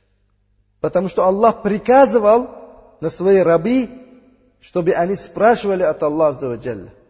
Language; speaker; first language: Russian; non-native, learner; Uzbek